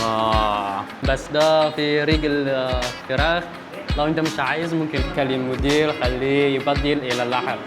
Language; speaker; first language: Arabic; non-native, fluent; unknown